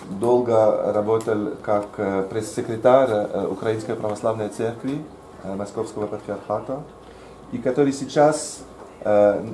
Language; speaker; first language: Russian; non-native, fluent; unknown